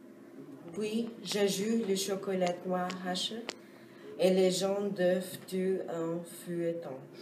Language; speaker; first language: French; non-native, learner; English